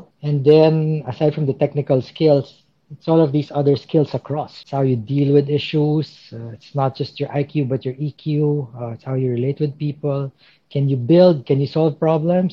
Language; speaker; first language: English; non-native, local second language; Filipino